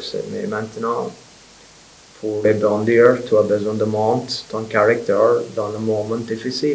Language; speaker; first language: French; non-native, fluent; English